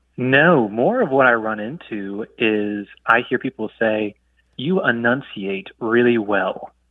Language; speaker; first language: English; native; English